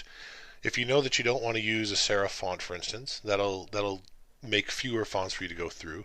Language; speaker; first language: English; native; English